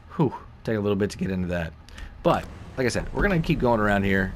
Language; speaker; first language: English; native; English